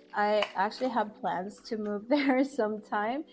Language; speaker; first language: English; non-native, fluent; Spanish